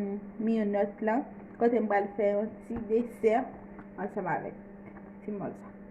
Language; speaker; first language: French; non-native, local second language; Haitian Creole